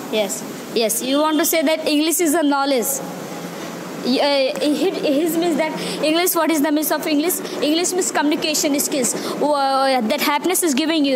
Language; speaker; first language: English; non-native, learner; Hindi